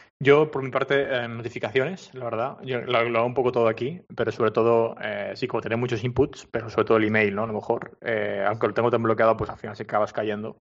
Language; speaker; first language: Spanish; native; Spanish